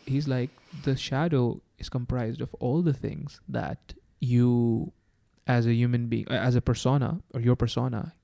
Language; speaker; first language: English; non-native, local second language; Urdu